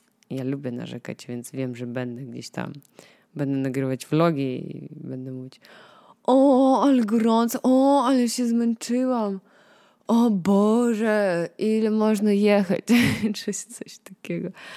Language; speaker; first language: Polish; non-native, fluent; Russian